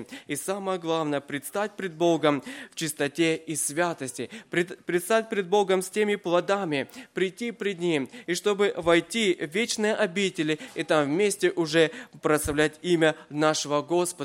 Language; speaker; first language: Russian; native; Russian